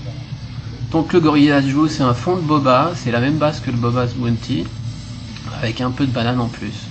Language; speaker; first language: French; native; French